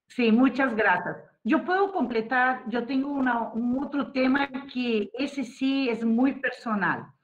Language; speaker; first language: Spanish; non-native, fluent; Portuguese